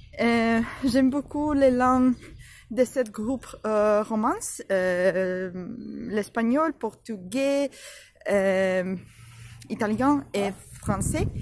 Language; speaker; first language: French; non-native, learner; Ukrainian